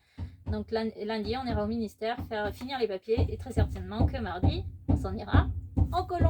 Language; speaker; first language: French; native; French